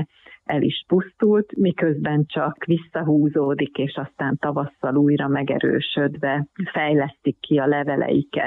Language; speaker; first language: Hungarian; native; Hungarian